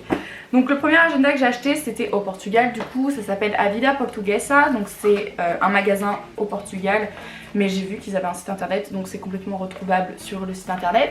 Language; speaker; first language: French; native; French